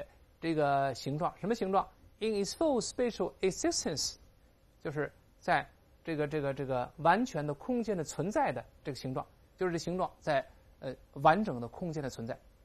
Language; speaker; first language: Chinese; native; Chinese